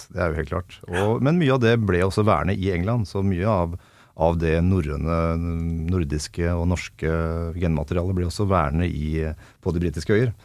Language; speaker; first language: Norwegian; native; Norwegian